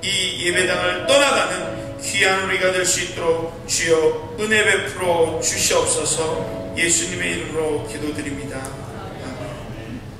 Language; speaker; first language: Korean; native; Korean